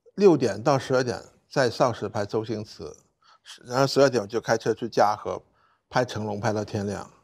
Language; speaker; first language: Chinese; non-native, fluent; Cantonese